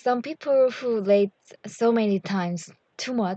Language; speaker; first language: English; non-native, learner; Korean